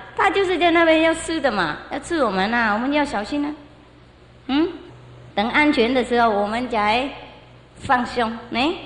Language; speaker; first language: Chinese; non-native, fluent; Vietnamese